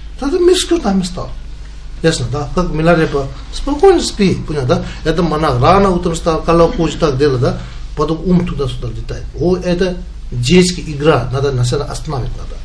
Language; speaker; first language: Russian; non-native, learner; Tibetan